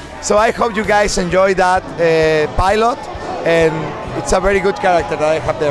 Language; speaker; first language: English; non-native, fluent; Spanish